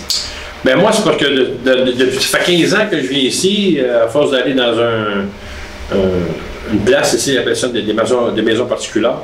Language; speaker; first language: French; native; French